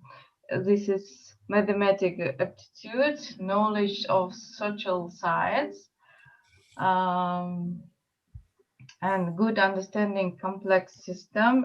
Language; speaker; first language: English; non-native, learner; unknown